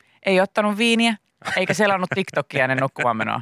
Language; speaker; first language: Finnish; native; Finnish